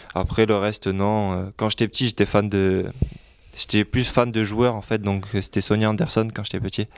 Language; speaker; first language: French; native; French